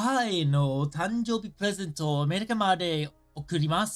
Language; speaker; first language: Japanese; non-native, learner; English